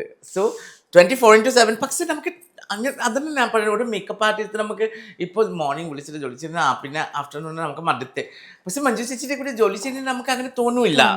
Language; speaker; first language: Malayalam; non-native, learner; Assamese